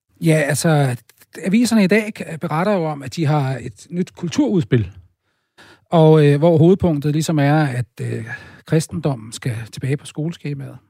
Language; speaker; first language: Danish; native; Danish